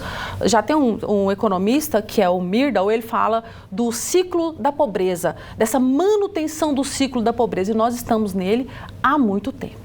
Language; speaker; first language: Portuguese; native; Portuguese